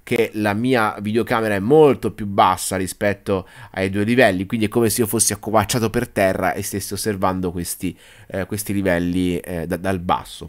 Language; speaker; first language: Italian; native; Italian